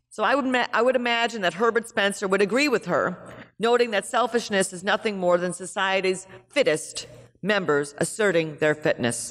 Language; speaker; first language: English; native; English